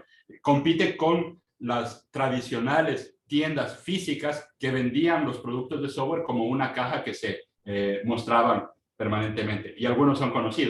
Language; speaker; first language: Spanish; native; Spanish